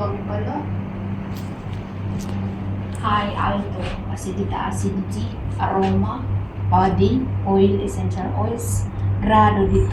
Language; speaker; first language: English; non-native, local second language; Filipino